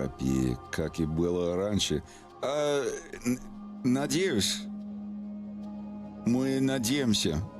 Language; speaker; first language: Russian; non-native, learner; English